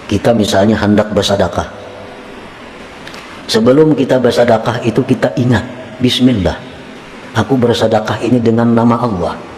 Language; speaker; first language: Indonesian; non-native, local second language; Banjar